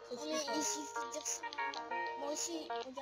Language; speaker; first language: French; native; French